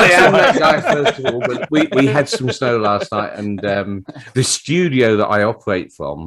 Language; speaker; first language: English; native; English